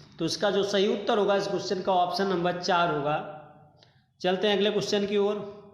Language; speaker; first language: Hindi; native; Hindi